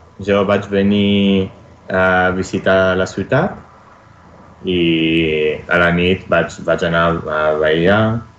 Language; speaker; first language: Catalan; non-native, learner; Italian